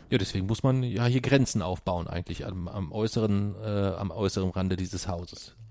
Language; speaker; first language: German; native; German